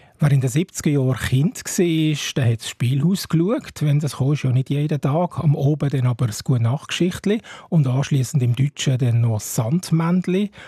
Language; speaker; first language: German; native; German